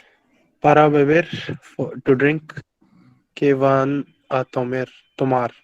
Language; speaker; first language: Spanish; non-native, learner; Hindi